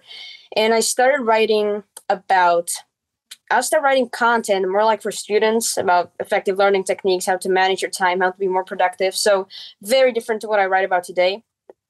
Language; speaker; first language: English; non-native, fluent; Czech